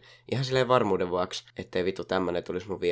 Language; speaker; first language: Finnish; native; Finnish